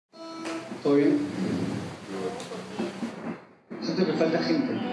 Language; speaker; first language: Spanish; native; Spanish